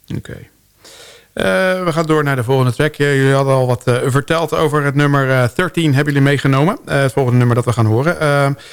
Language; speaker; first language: Dutch; native; Dutch